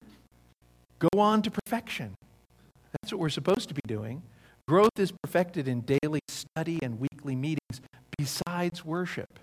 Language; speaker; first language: English; native; English